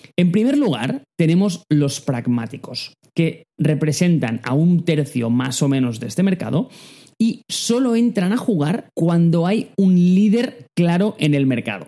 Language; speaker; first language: Spanish; native; Spanish